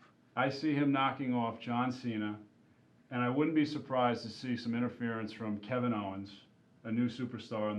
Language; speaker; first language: English; native; English